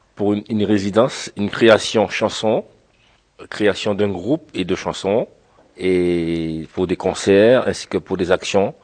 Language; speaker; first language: French; native; French